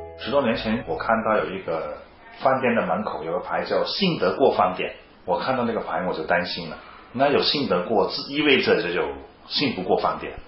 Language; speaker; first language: Chinese; non-native, fluent; Cantonese